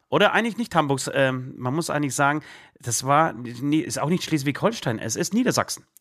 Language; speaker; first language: German; early bilingual, other home language; Polish